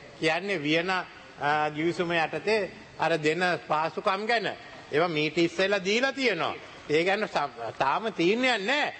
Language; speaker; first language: Sinhala; native; Sinhala